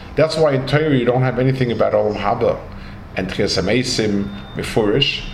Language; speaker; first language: English; native; English